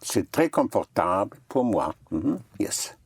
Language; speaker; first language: French; non-native, fluent; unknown